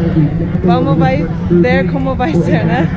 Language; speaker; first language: Portuguese; non-native, fluent; English